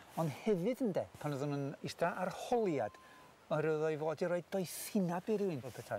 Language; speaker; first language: Welsh; native; Welsh